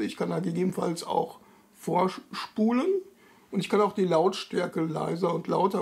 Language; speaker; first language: German; native; German